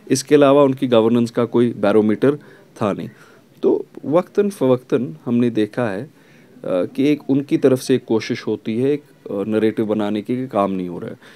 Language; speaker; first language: Hindi; non-native, local second language; Kashmiri